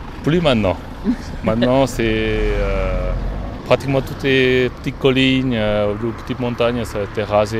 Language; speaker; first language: French; non-native, fluent; Korean